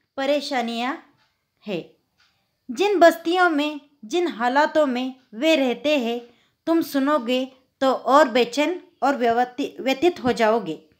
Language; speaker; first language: Hindi; non-native, local second language; Marathi